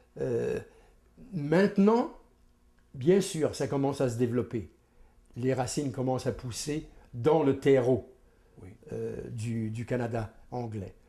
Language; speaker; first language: French; native; French